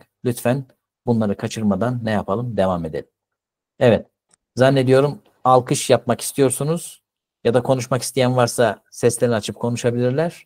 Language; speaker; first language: Turkish; native; Turkish